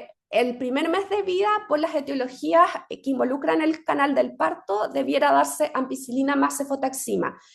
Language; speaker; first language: Spanish; native; Spanish